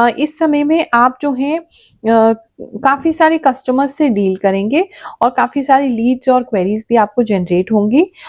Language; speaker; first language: Hindi; native; Hindi